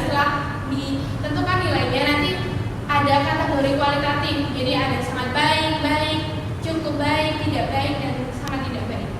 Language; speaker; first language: Indonesian; native; Indonesian